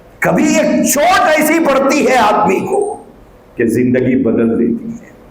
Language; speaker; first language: Urdu; native; Urdu